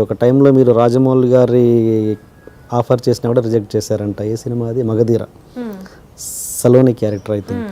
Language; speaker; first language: Telugu; native; Telugu